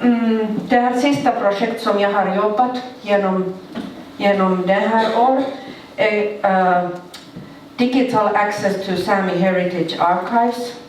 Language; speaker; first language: Swedish; non-native, local second language; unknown